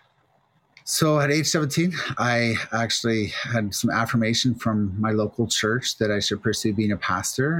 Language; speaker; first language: English; native; English